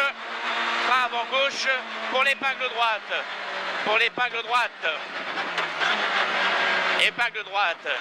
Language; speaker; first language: French; native; French